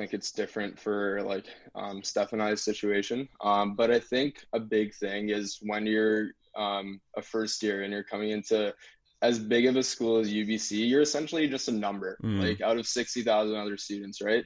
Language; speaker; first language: English; native; English